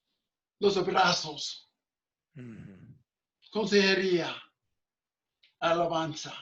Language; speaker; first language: Spanish; non-native, fluent; English